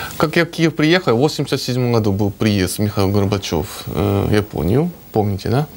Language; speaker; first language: Russian; non-native, fluent; Japanese